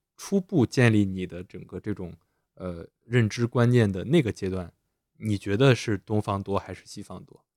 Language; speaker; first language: Chinese; native; Chinese